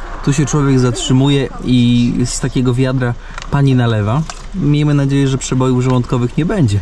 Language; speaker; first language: Polish; native; Polish